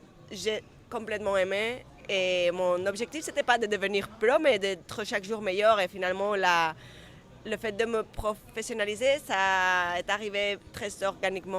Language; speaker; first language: French; non-native, fluent; Spanish